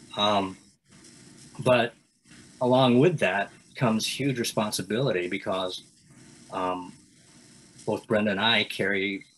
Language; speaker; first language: English; native; English